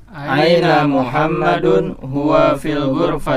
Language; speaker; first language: Arabic; non-native, learner; Indonesian